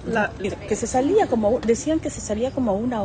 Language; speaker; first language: Spanish; native; Spanish